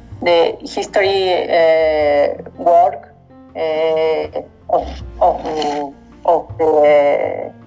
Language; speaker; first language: English; non-native, learner; Spanish